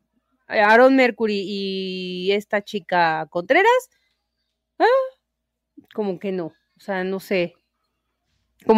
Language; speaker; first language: Spanish; native; Spanish